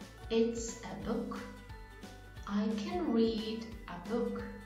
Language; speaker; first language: English; non-native, fluent; Ukrainian